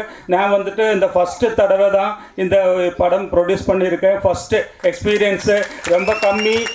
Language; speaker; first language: Tamil; non-native, local second language; Malayalam